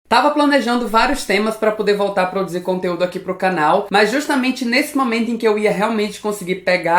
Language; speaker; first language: Portuguese; native; Portuguese